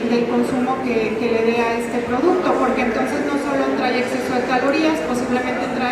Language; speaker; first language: Spanish; native; Spanish